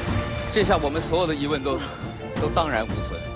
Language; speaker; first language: Chinese; native; Chinese